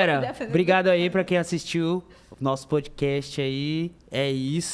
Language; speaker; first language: Portuguese; native; Portuguese